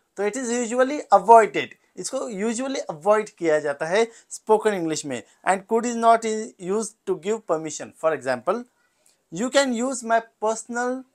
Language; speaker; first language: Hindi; non-native, local second language; Marathi